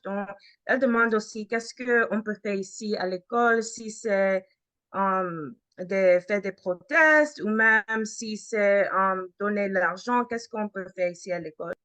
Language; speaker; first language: French; early bilingual, heritage; French